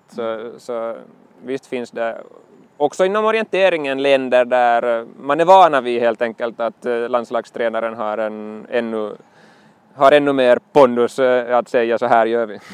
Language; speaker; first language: Swedish; native; Swedish